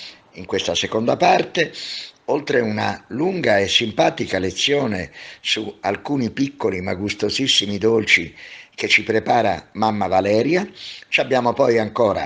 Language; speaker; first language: Italian; native; Italian